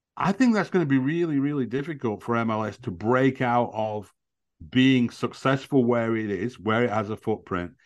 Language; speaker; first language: English; native; English